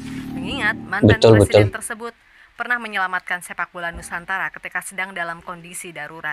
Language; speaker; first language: Indonesian; native; Indonesian